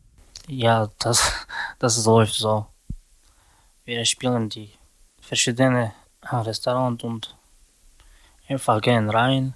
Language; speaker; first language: German; non-native, learner; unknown